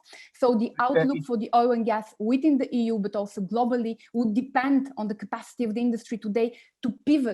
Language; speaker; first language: English; non-native, fluent; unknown